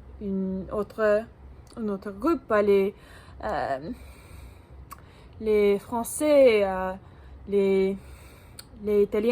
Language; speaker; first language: French; non-native, learner; English